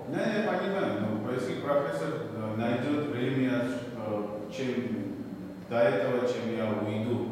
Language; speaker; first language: Russian; non-native, learner; Bulgarian